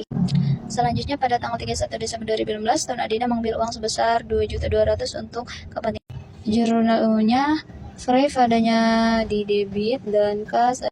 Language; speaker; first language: Indonesian; native; Indonesian